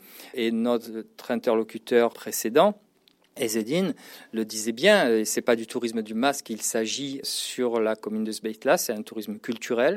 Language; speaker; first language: French; native; French